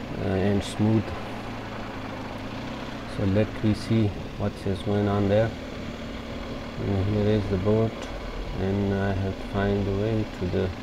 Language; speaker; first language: English; non-native, learner; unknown